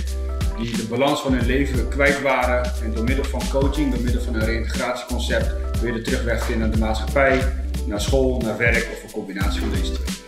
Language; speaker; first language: Dutch; native; Dutch